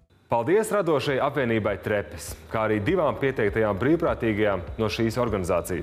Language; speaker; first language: Latvian; native; Latvian